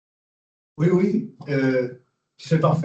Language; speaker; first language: French; non-native, fluent; Spanish